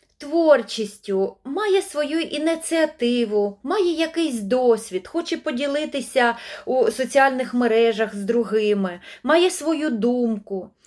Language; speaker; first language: Ukrainian; non-native, local second language; Russian